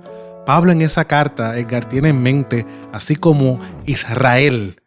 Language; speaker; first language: Spanish; native; Spanish